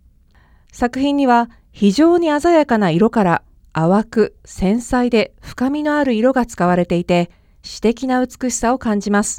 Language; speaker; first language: Japanese; native; Japanese